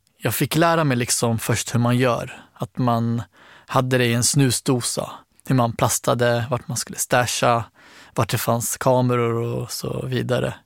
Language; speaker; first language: Swedish; early bilingual, other home language; Arabic